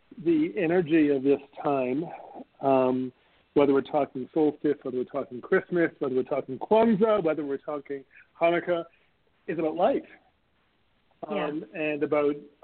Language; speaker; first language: English; native; English